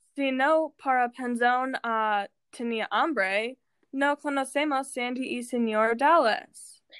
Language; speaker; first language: Spanish; non-native, learner; English